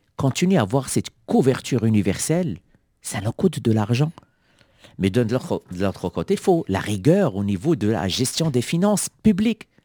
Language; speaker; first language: French; non-native, local second language; Arabic